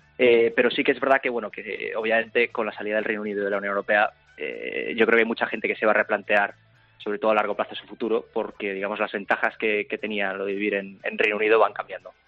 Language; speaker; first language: Spanish; native; Spanish